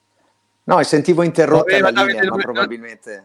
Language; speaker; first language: Italian; native; Italian